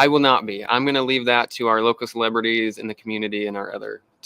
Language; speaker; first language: English; native; English